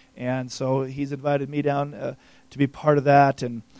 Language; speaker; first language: English; native; English